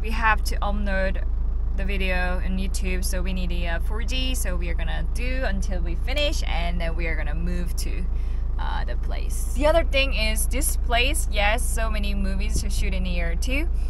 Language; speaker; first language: English; non-native, fluent; Korean